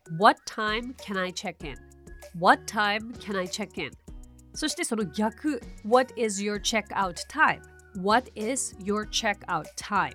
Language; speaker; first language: English; non-native, fluent; Japanese